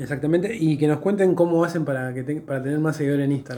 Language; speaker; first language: Spanish; native; Spanish